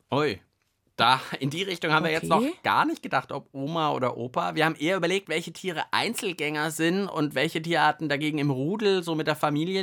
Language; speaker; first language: German; native; German